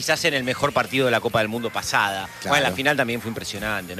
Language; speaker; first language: Spanish; native; Spanish